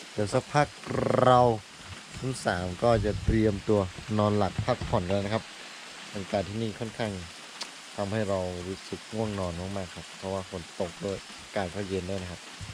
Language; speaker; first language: Thai; non-native, local second language; Karen languages